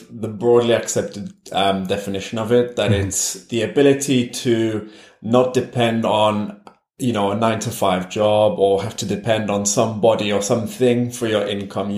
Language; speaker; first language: English; native; English